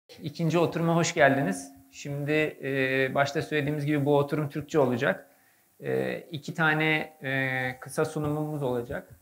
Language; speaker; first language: Turkish; native; Turkish